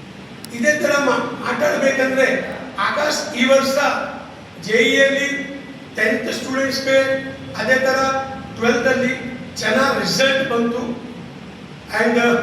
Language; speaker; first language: Kannada; non-native, learner; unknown